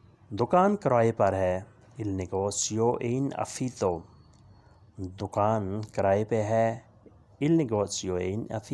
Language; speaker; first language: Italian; non-native, fluent; Urdu